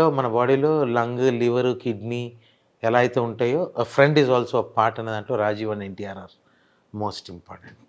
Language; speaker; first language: Telugu; native; Telugu